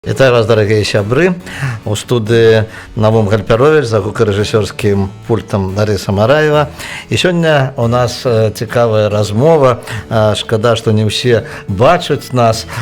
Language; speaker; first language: Belarusian; native; Belarusian